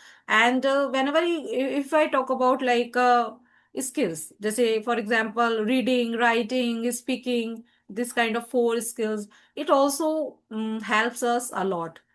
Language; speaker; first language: English; non-native, learner; Hindi